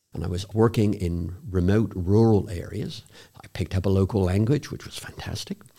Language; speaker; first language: English; native; English